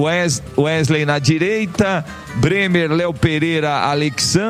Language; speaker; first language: Portuguese; native; Portuguese